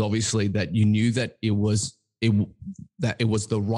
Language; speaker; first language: English; native; English